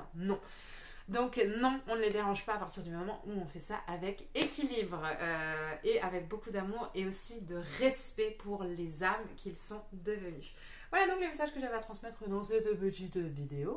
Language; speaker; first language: French; native; French